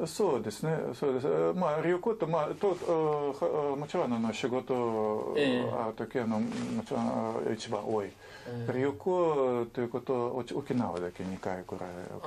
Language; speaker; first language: Japanese; non-native, learner; Russian